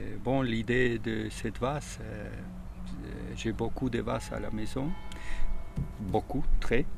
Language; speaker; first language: French; non-native, learner; Spanish